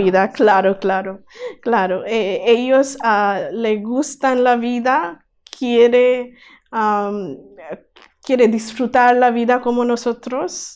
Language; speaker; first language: Spanish; non-native, learner; Bangla